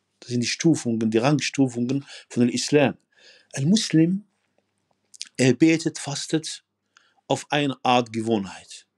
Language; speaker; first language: German; non-native, fluent; Arabic